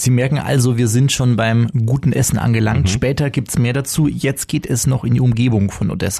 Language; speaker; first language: German; native; German